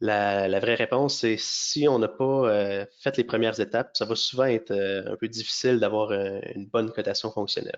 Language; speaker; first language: French; native; French